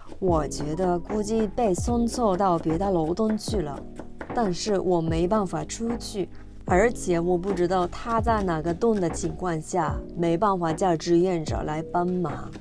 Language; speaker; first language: Chinese; non-native, fluent; Japanese